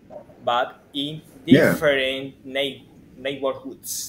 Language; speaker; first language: English; non-native, learner; Spanish